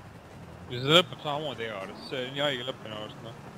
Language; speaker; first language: Estonian; native; Estonian